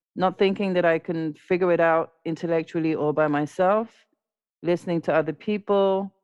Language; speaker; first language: English; native; English